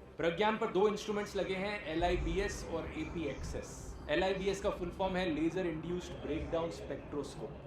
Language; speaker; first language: Hindi; native; Hindi